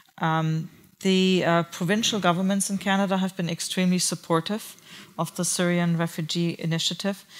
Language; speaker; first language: English; non-native, fluent; German